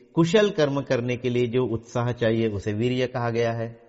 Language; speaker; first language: Hindi; non-native, local second language; Marathi